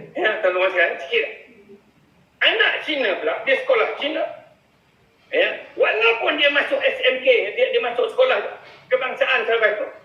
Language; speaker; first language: Malay; native; Malay